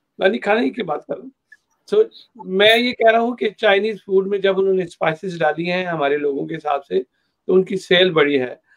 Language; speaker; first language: Urdu; native; Urdu